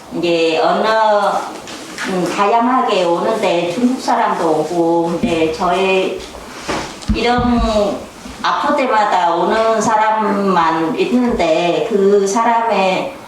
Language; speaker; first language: Korean; non-native, learner; Vietnamese